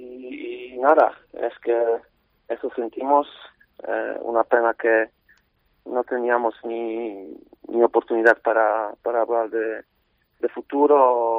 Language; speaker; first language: Spanish; non-native, fluent; Polish